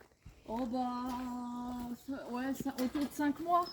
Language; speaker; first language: French; native; French